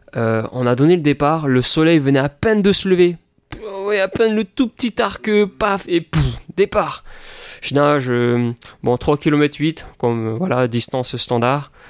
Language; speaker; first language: French; native; French